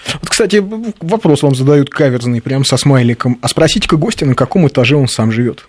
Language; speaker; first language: Russian; native; Russian